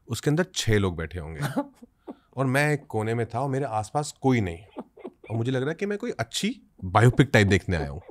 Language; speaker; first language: Hindi; native; Hindi